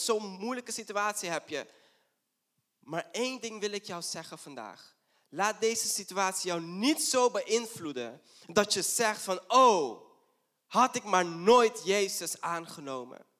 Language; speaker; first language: Dutch; non-native, fluent; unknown